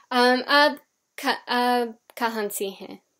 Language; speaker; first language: Hindi; non-native, learner; English